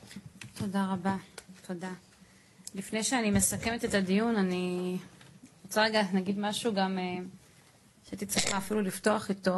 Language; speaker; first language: Hebrew; native; Hebrew